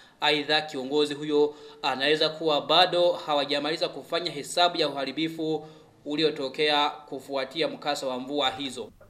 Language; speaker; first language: Swahili; non-native, local second language; Rundi